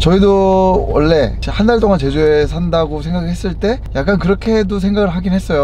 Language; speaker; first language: Korean; native; Korean